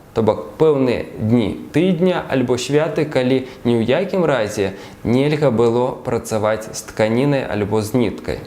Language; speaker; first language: Belarusian; native; Belarusian